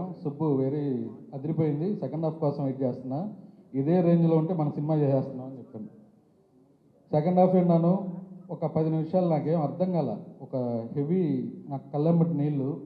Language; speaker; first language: Telugu; native; Telugu